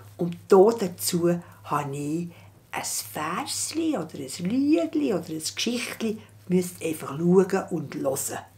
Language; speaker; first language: German; native; German